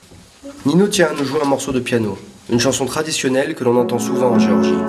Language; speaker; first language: French; native; French